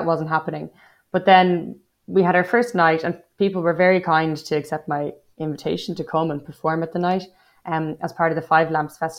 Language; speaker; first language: English; native; English